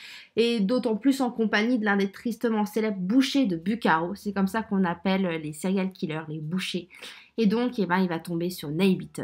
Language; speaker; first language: French; native; French